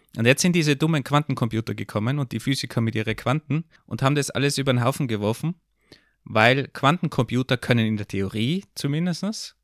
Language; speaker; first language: German; native; German